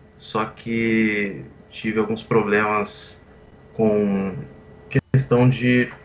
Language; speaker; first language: Portuguese; native; Portuguese